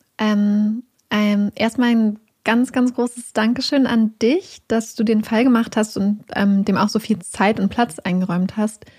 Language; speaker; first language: German; native; German